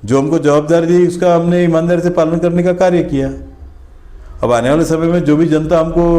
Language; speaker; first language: Hindi; non-native, local second language; Marathi